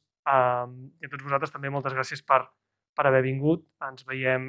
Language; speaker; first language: Catalan; native; Catalan